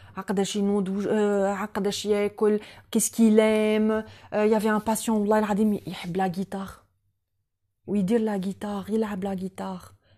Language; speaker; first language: French; non-native, local second language; Arabic